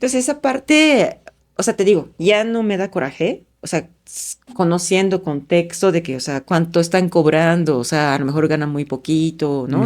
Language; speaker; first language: Spanish; non-native, fluent; Japanese